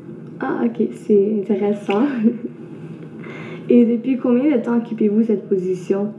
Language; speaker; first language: French; native; French